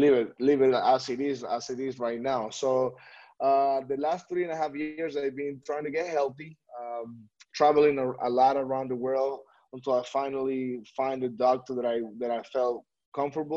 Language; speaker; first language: English; non-native, fluent; Spanish